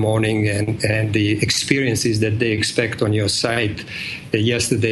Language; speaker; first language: English; non-native, fluent; Bosnian